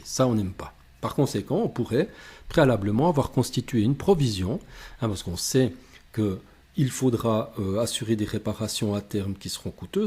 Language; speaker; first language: French; native; French